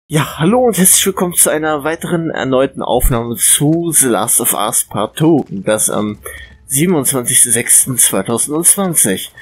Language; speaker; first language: German; native; German